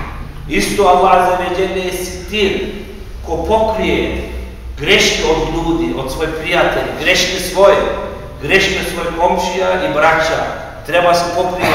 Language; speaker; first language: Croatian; non-native, fluent; Turkish